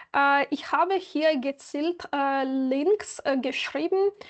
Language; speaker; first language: German; non-native, fluent; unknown